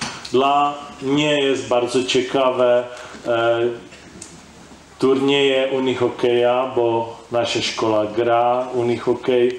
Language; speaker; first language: Polish; non-native, learner; Czech